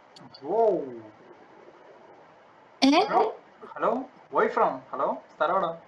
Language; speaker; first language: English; non-native, local second language; Malayalam